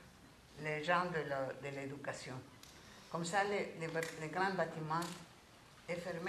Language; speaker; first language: French; non-native, learner; Spanish